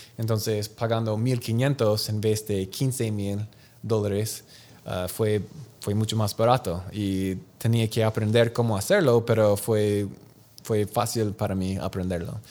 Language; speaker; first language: Spanish; non-native, learner; English